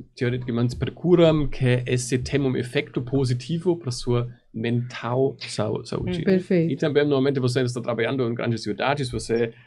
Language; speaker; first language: Portuguese; non-native, learner; German